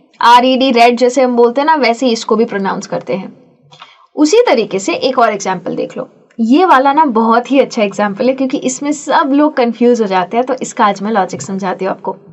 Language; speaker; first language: Hindi; native; Hindi